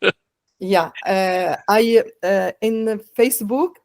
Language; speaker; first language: English; non-native, learner; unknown